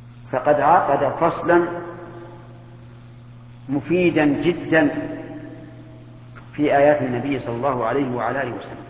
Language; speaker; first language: Arabic; native; Arabic